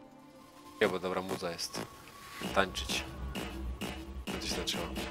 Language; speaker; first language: Polish; native; Polish